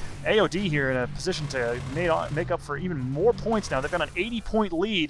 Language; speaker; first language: English; native; English